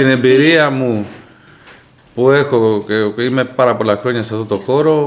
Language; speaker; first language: Greek; non-native, fluent; Spanish